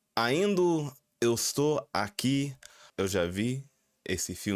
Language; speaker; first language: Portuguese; early bilingual, heritage; English